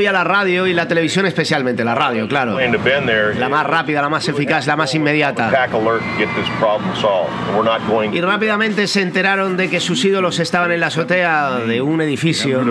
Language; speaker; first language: Spanish; native; Spanish